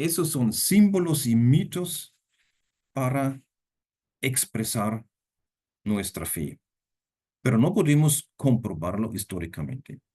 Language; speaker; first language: Spanish; non-native, fluent; German